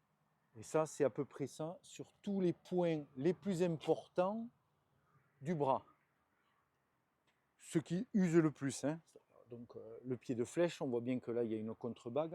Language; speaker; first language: French; native; French